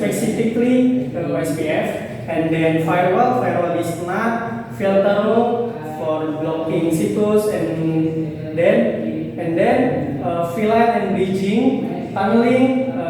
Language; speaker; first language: English; non-native, learner; Indonesian